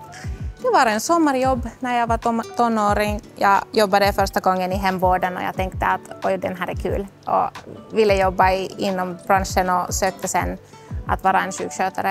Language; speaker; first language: Swedish; non-native, local second language; Finnish